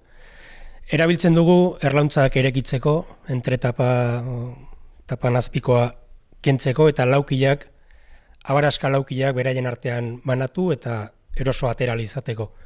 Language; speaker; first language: Basque; native; Basque